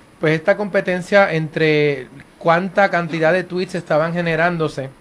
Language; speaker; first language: Spanish; native; Spanish